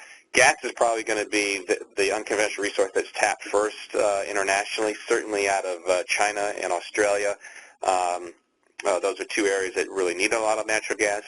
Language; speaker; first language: English; native; English